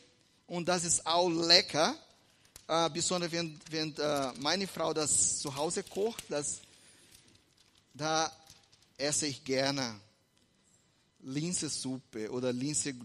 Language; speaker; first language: German; non-native, fluent; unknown